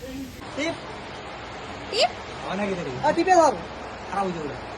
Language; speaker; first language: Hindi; non-native, local second language; Bangla